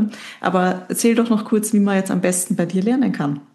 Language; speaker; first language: German; native; German